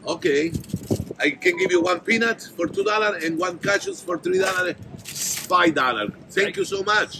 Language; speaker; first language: English; non-native, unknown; Spanish